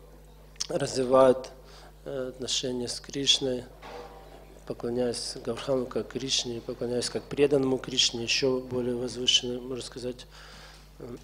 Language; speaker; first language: Russian; native; Russian